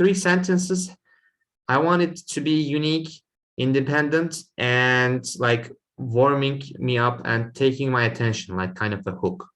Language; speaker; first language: English; non-native, fluent; Turkish